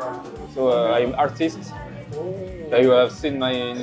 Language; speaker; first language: English; non-native, learner; French